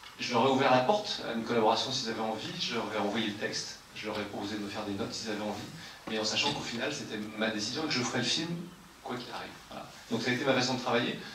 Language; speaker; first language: French; native; French